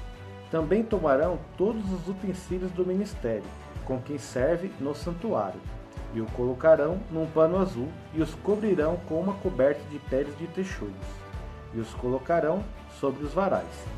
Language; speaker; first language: Portuguese; native; Portuguese